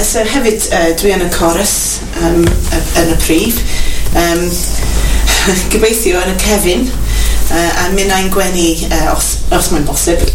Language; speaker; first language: Welsh; non-native, local second language; English